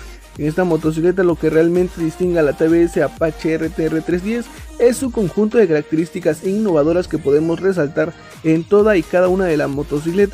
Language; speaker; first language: Spanish; native; Spanish